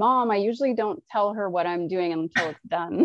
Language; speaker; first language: English; native; English